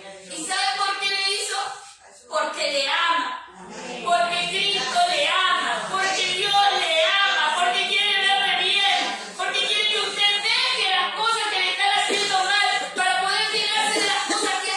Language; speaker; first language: Spanish; native; Spanish